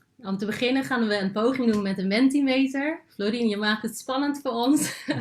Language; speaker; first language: Dutch; non-native, local second language; Papiamento